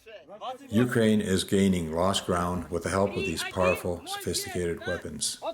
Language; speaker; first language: English; native; English